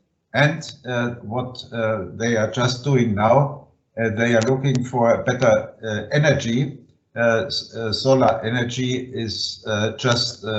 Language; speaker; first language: English; non-native, fluent; German